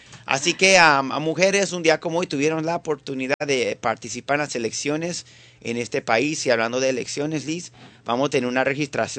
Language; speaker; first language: Spanish; early bilingual, heritage; Spanish